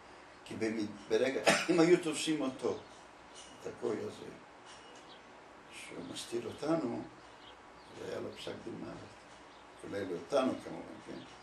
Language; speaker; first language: Hebrew; early bilingual, other home language; Polish